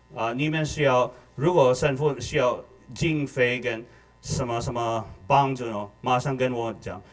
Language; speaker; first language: Chinese; non-native, fluent; Filipino